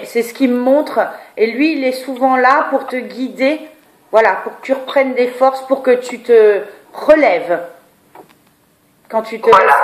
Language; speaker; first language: French; native; French